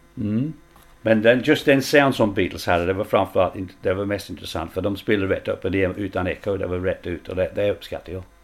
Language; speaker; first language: Swedish; non-native, fluent; English